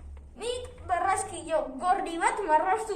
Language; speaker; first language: Basque; non-native, learner; Spanish